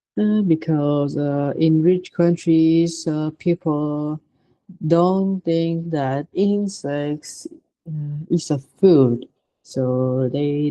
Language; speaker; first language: English; non-native, learner; Vietnamese